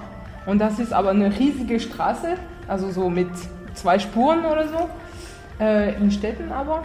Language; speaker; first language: German; non-native, fluent; French